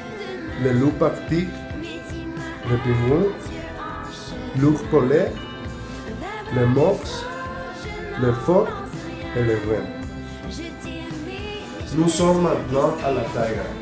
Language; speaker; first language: French; non-native, learner; Spanish